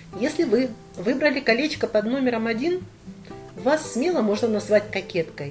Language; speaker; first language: Russian; native; Russian